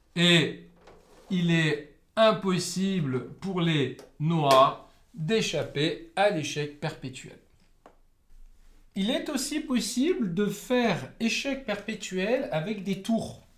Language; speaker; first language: French; native; French